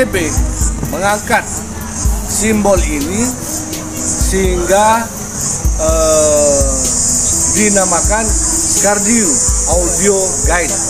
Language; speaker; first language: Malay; non-native, local second language; Sasak